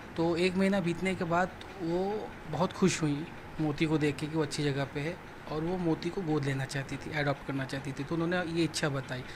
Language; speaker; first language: Hindi; native; Hindi